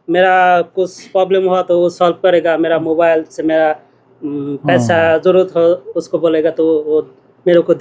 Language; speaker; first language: Hindi; non-native, learner; Bangla